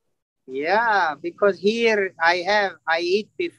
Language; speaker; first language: English; non-native, learner; Turkish